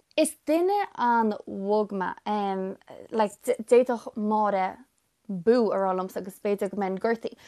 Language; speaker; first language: Irish; native; Irish